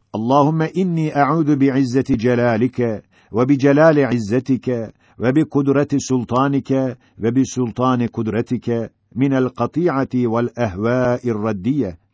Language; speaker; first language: Arabic; non-native, fluent; Turkish